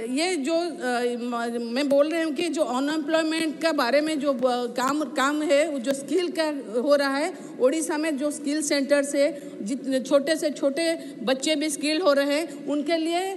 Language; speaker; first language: Hindi; non-native, local second language; Odia